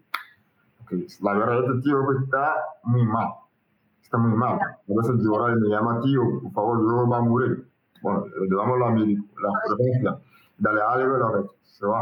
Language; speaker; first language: Spanish; non-native, learner; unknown